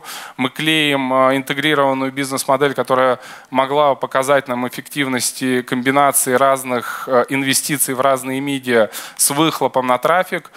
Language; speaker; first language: Russian; native; Russian